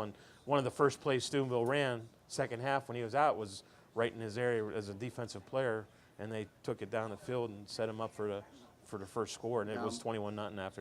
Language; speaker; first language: English; native; English